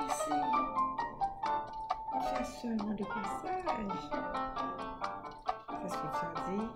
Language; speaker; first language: French; non-native, local second language; Haitian Creole